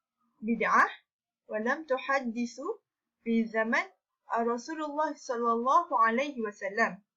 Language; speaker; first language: Arabic; non-native, learner; Malay